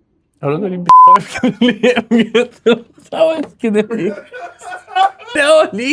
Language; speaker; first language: Arabic; native; Arabic